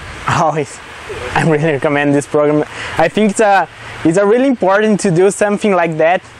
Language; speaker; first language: English; non-native, learner; Portuguese